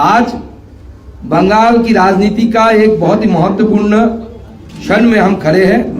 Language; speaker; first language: Hindi; non-native, local second language; Bangla